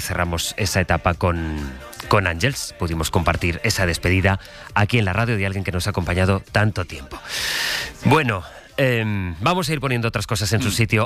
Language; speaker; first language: Spanish; native; Spanish